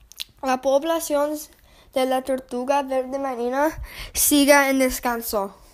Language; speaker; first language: Spanish; non-native, learner; English